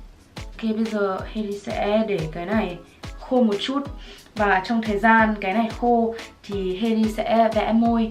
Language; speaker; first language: Vietnamese; early bilingual, heritage; Vietnamese